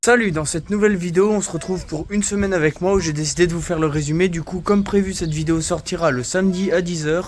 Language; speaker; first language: French; native; French